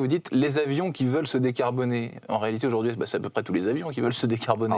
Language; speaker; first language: French; native; French